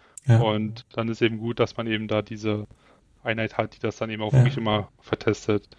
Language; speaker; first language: German; native; German